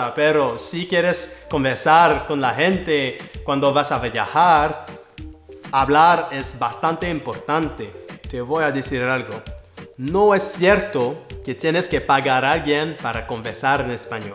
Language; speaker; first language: Spanish; non-native, learner; French